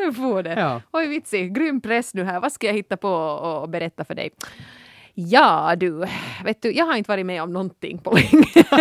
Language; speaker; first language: Swedish; native; Swedish